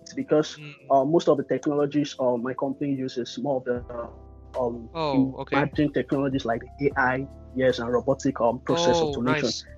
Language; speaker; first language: English; non-native, local second language; Yoruba